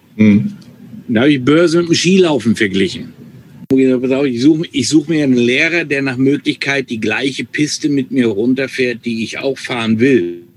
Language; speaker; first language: German; native; German